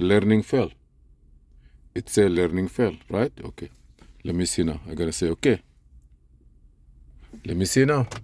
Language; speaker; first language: English; non-native, fluent; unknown